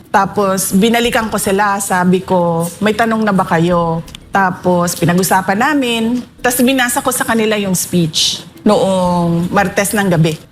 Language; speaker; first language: Filipino; non-native, local second language; Cebuano